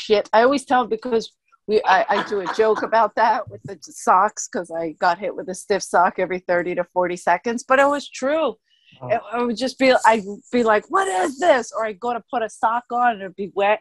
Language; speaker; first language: English; native; English